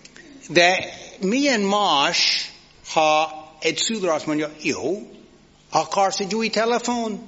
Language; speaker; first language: Hungarian; non-native, fluent; English